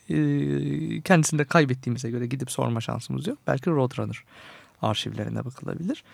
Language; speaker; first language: Turkish; native; Turkish